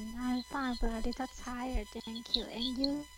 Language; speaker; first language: English; non-native, learner; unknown